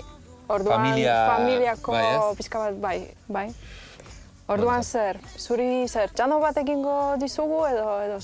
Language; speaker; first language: Basque; non-native, fluent; Polish